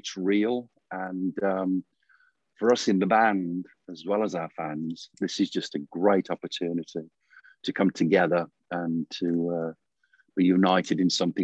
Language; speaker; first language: English; native; English